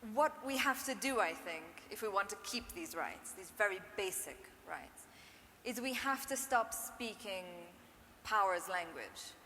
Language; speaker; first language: English; non-native, local second language; Urdu